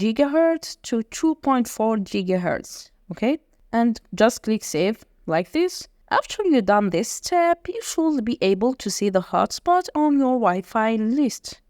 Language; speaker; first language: English; non-native, fluent; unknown